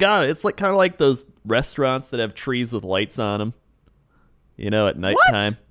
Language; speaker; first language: English; native; English